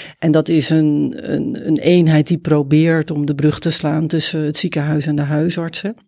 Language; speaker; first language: Dutch; native; Dutch